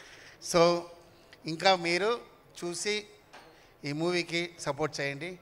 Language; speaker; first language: Telugu; non-native, learner; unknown